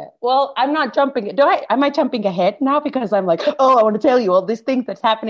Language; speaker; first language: English; non-native, fluent; Finnish